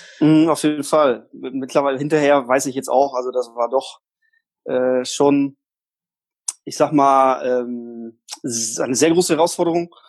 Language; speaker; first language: German; early bilingual, other home language; Polish